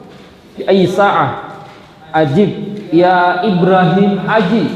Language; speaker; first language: Arabic; non-native, fluent; Indonesian